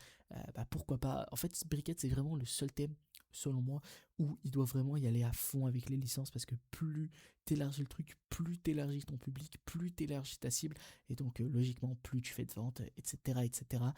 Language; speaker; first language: French; native; French